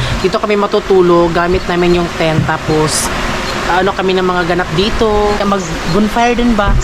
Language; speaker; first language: Filipino; non-native, local second language; Cebuano